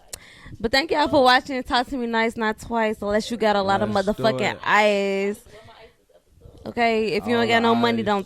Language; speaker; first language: English; native; English